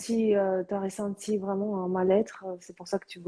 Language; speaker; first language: French; early bilingual, other home language; Korean